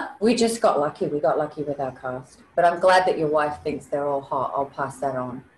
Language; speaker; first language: English; native; English